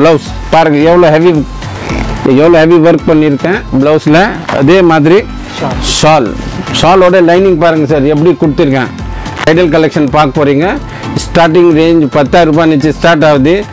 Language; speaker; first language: Tamil; non-native, local second language; Hindi